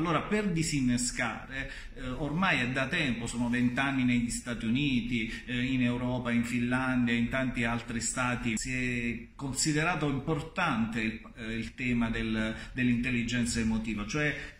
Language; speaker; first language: Italian; native; Italian